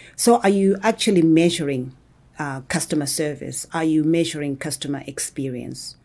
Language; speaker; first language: English; non-native, local second language; Shona